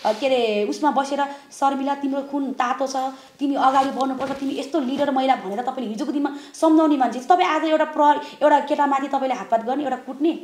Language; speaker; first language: Nepali; non-native, local second language; Eastern Tamang